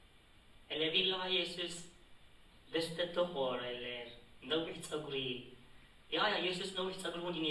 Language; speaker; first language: Norwegian; non-native, fluent; Tigrinya